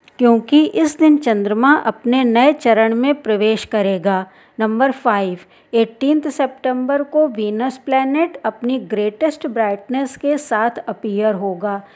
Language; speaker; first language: Hindi; native; Hindi